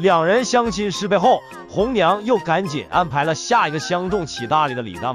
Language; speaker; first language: Chinese; native; Chinese